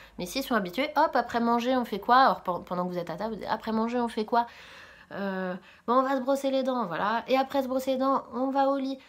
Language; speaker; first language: French; native; French